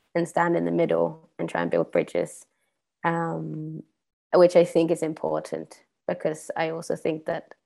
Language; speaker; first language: English; non-native, fluent; Swedish